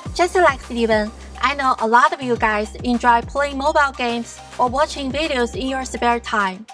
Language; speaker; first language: English; non-native, fluent; Chinese